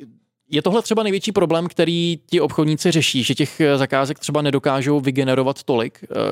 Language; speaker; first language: Czech; native; Czech